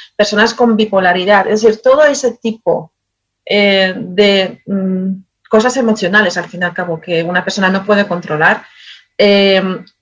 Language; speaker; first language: Spanish; non-native, fluent; Polish